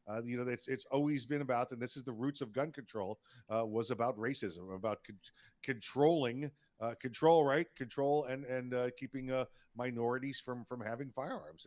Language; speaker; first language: English; native; English